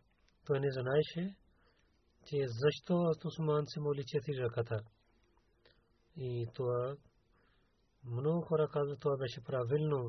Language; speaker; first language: Bulgarian; non-native, learner; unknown